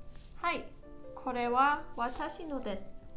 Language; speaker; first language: Japanese; non-native, learner; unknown